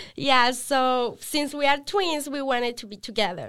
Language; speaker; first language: English; non-native, learner; Spanish